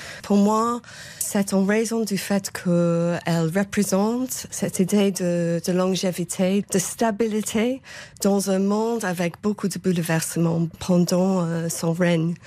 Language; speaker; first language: French; non-native, fluent; English